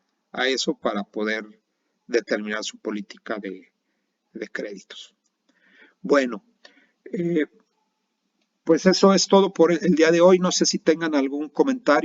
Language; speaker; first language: Spanish; native; Spanish